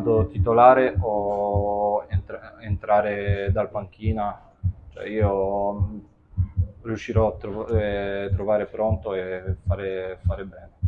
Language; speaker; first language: Italian; non-native, fluent; Polish